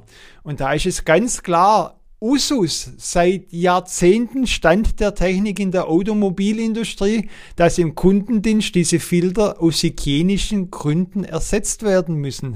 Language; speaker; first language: German; native; German